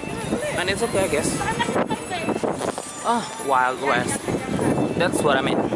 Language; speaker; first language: English; non-native, learner; Indonesian